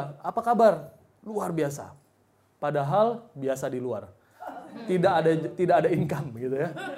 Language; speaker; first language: Indonesian; native; Indonesian